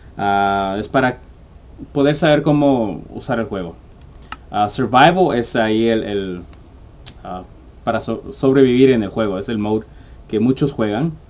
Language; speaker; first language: Spanish; early bilingual, heritage; English